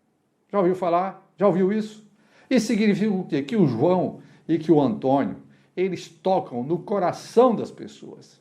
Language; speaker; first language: Portuguese; native; Portuguese